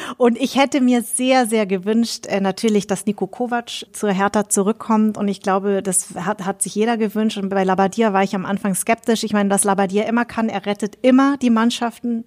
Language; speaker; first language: German; early bilingual, other home language; Vietnamese